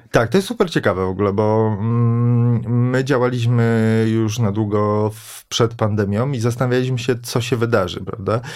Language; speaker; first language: Polish; native; Polish